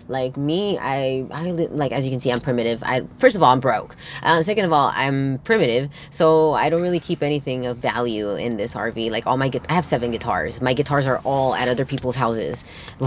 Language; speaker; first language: English; early bilingual, other home language; Spanish